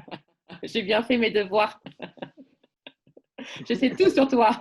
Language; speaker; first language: French; native; French